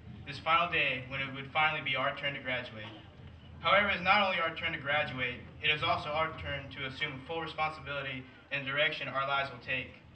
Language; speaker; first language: English; early bilingual, other home language; Portuguese